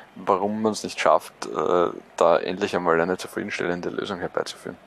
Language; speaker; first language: German; native; German